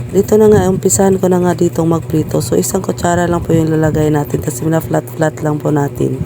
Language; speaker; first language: Filipino; non-native, local second language; Cebuano